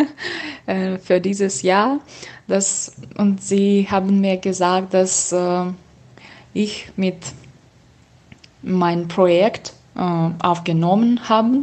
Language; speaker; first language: German; non-native, learner; Russian